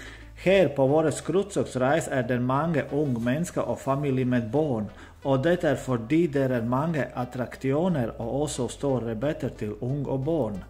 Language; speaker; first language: Swedish; non-native, learner; Danish